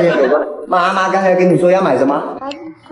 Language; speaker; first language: Chinese; native; Chinese